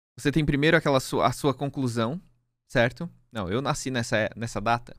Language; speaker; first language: Portuguese; native; Portuguese